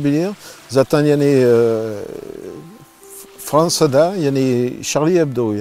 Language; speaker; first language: Turkish; non-native, learner; French